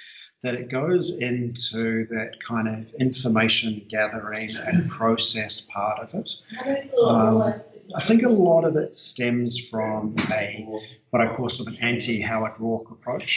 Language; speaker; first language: English; native; English